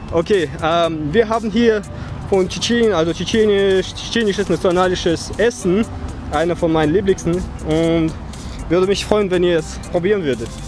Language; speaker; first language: German; non-native, fluent; Chechen